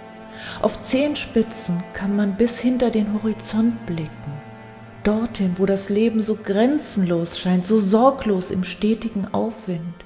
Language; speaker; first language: German; native; German